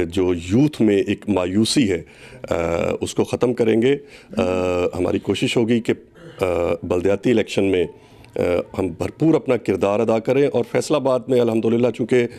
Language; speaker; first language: Urdu; non-native, local second language; Punjabi